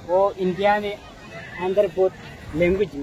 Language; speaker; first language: Hindi; non-native, learner; Oromo